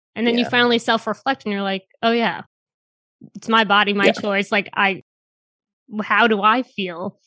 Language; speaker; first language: English; native; English